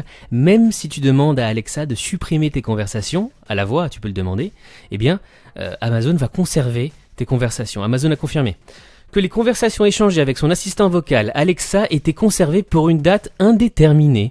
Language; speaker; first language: French; native; French